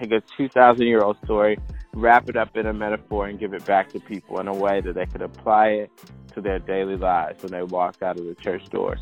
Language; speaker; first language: English; native; English